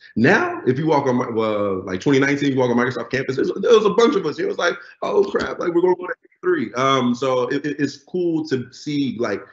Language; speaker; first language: English; non-native, local second language; Yoruba